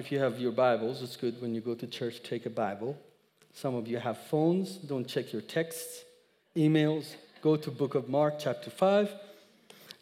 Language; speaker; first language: English; non-native, fluent; Persian